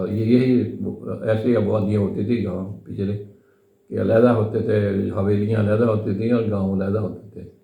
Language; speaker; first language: Urdu; non-native, local second language; Punjabi